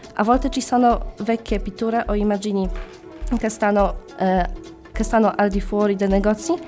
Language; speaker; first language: Italian; non-native, learner; Polish